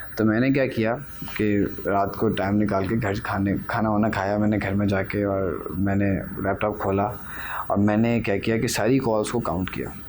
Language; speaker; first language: Urdu; native; Urdu